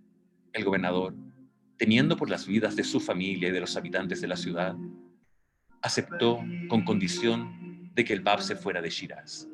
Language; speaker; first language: Spanish; native; Spanish